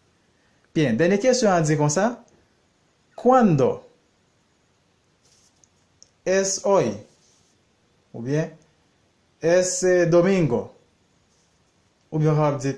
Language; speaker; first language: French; non-native, learner; Haitian Creole